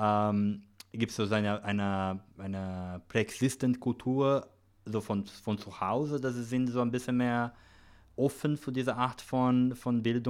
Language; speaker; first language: German; non-native, learner; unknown